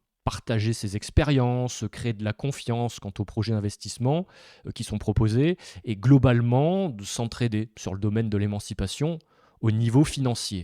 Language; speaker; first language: French; native; French